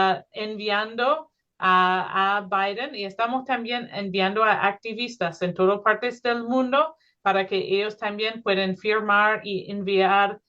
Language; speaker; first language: Spanish; non-native, fluent; English